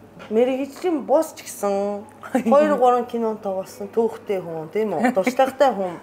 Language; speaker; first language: Mongolian; non-native, fluent; Japanese